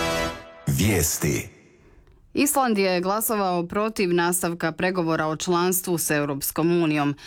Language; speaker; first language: Serbian; native; Serbian